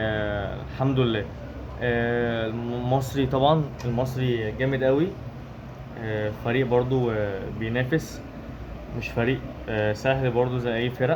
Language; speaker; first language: Arabic; native; Arabic